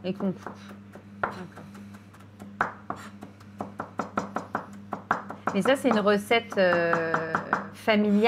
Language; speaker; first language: French; native; French